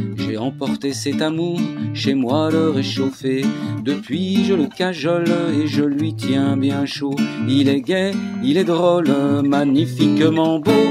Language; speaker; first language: French; native; French